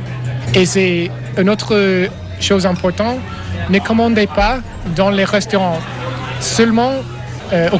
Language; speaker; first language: French; non-native, learner; English